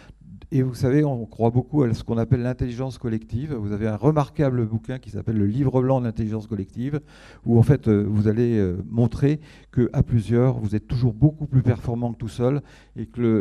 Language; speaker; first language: French; native; French